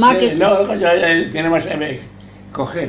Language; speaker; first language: Hebrew; non-native, learner; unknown